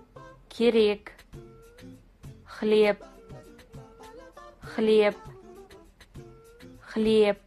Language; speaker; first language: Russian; non-native, fluent; Kazakh